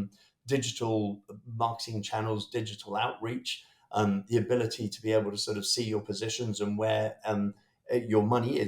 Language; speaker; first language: English; native; English